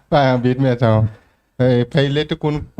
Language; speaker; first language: Hindi; non-native, local second language; Mising